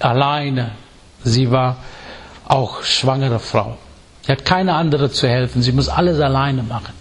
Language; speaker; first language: German; non-native, fluent; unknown